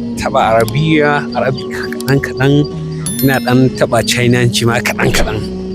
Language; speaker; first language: Hausa; non-native, local second language; Fula